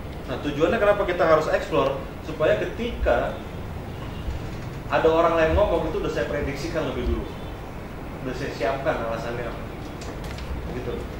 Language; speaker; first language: Indonesian; native; Indonesian